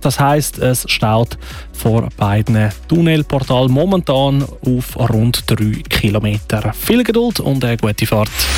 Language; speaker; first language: German; native; German